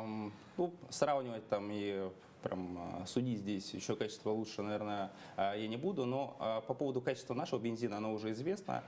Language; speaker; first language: Russian; native; Russian